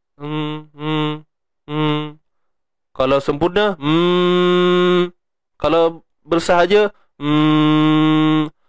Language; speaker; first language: Malay; native; Malay